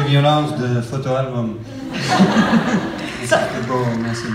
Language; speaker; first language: French; non-native, fluent; English